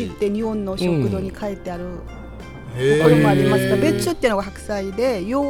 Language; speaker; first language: Japanese; non-native, fluent; Korean